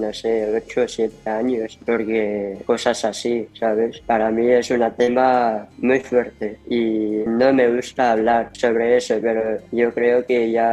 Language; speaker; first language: Spanish; early bilingual, heritage; Spanish